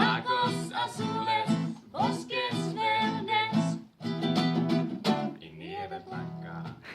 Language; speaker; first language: Spanish; non-native, learner; Finnish